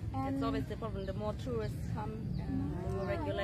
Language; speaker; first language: English; non-native, fluent; German